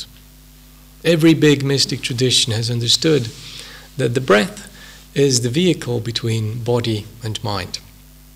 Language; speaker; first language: English; non-native, fluent; Swiss German